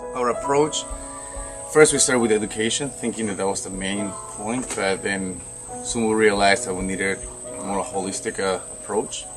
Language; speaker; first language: English; non-native, fluent; Spanish